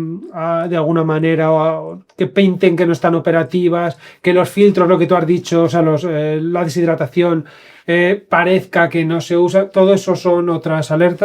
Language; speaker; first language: Spanish; native; Spanish